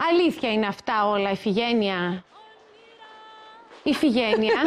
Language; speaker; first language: Greek; native; Greek